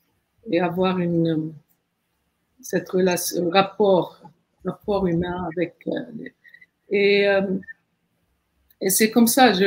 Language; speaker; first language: French; non-native, fluent; Arabic